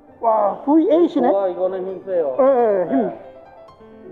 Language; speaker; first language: Korean; non-native, learner; Khmer